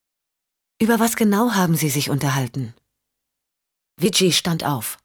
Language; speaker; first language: German; native; German